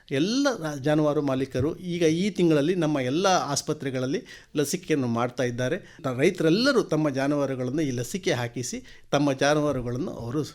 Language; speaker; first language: Kannada; native; Kannada